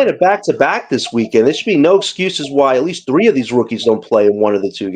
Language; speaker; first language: English; native; English